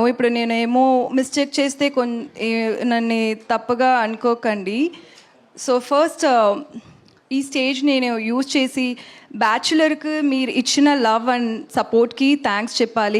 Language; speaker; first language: Telugu; non-native, learner; Tamil